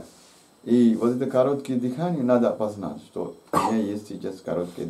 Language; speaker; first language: Russian; non-native, learner; Sinhala